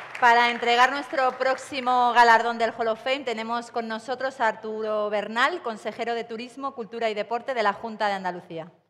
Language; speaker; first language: Spanish; native; Spanish